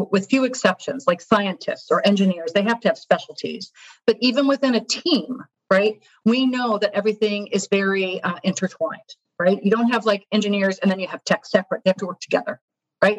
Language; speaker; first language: English; native; English